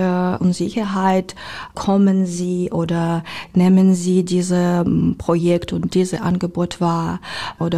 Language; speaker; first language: German; non-native, learner; Ukrainian